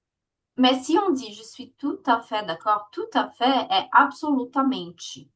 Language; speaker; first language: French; non-native, fluent; Portuguese